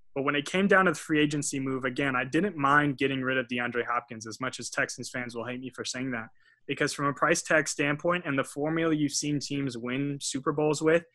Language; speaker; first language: English; native; English